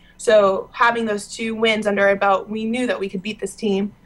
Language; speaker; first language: English; native; English